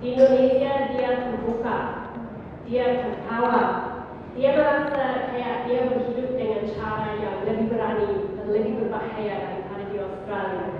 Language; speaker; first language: Indonesian; non-native, fluent; English